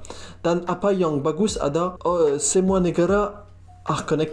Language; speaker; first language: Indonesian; non-native, learner; French